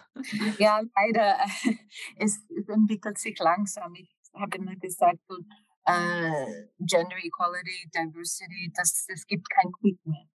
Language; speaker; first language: German; non-native, fluent; English